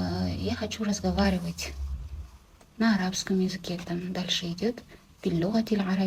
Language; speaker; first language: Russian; non-native, local second language; Kazakh